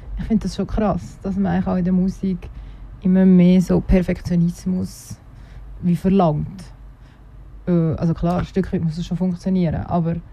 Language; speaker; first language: German; native; German